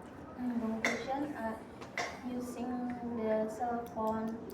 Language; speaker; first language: English; non-native, learner; Indonesian